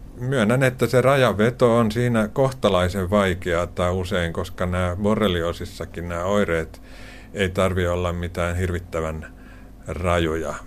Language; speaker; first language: Finnish; native; Finnish